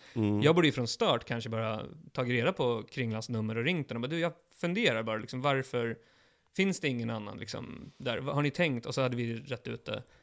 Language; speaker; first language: Swedish; early bilingual, other home language; Kurdish